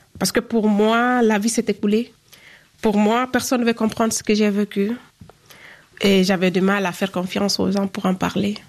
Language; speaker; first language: French; non-native, local second language; Fula